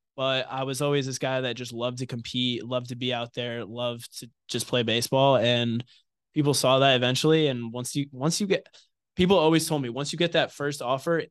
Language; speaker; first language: English; native; English